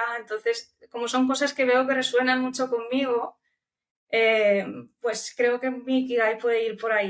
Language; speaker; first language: Spanish; early bilingual, other home language; Romanian